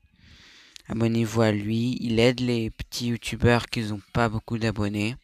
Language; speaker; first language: French; native; French